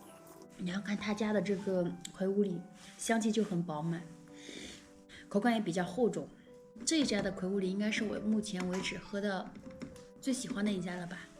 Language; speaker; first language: Chinese; native; Chinese